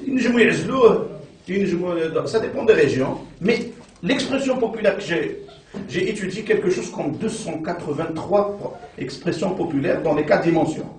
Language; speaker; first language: French; non-native, local second language; Arabic